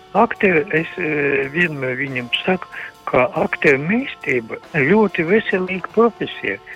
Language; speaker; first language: Latvian; non-native, local second language; Russian